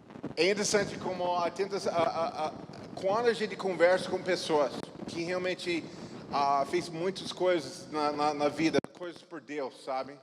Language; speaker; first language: Portuguese; non-native, fluent; English